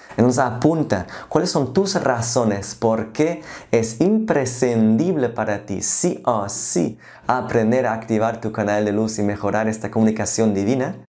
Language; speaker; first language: Spanish; non-native, fluent; German